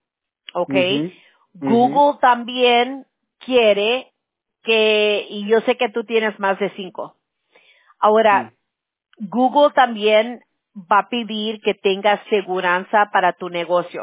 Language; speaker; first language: Spanish; early bilingual, heritage; Spanish